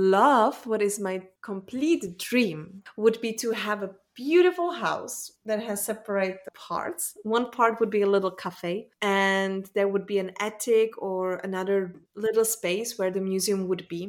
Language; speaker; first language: English; non-native, fluent; Czech